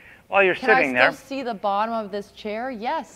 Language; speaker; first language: English; native; English